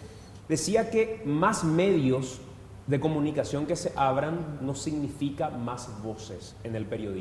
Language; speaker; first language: Spanish; native; Spanish